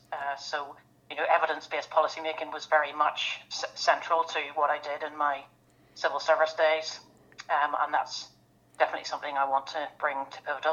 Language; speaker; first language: English; native; English